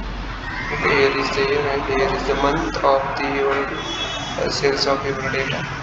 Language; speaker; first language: English; non-native, learner; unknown